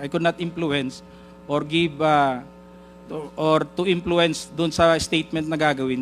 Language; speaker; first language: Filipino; native; Filipino